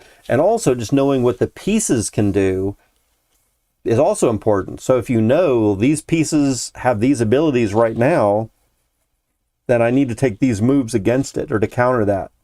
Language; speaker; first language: English; native; English